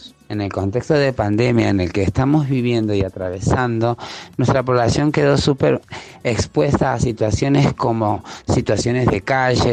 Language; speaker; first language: Spanish; native; Spanish